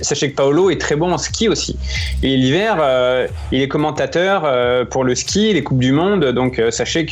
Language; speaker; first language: French; native; French